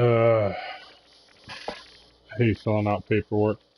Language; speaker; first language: English; native; English